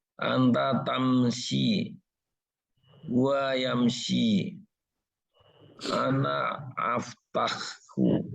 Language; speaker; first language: Arabic; non-native, learner; Indonesian